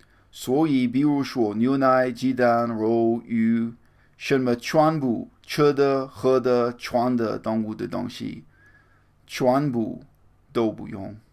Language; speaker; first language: Chinese; non-native, learner; English